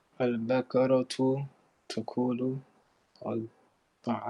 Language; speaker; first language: Arabic; non-native, learner; English